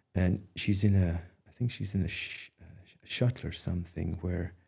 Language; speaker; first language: English; native; English